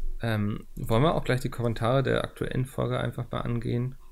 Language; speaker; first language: German; native; German